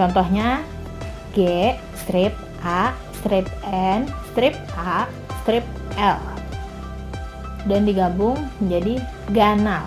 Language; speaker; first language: Indonesian; non-native, local second language; Banjar